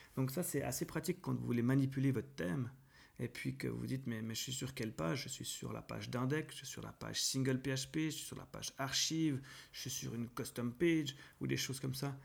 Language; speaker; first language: French; native; French